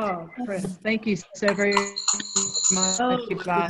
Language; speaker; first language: English; native; English